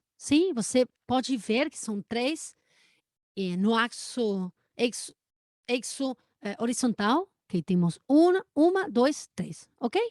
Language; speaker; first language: Portuguese; non-native, learner; Spanish